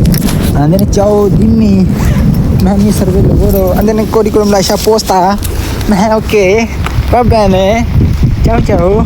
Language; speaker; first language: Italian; non-native, learner; Punjabi